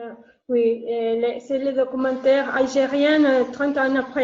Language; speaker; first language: French; non-native, learner; Spanish